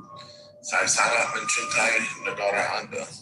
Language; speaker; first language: Indonesian; non-native, fluent; English